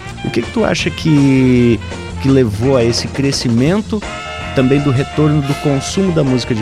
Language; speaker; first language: Portuguese; native; Portuguese